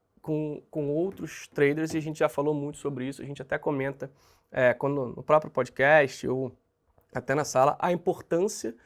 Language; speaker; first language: Portuguese; native; Portuguese